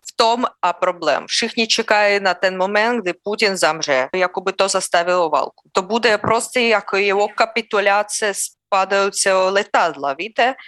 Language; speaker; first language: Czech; non-native, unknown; Russian